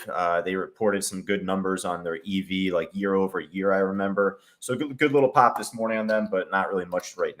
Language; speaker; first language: English; native; English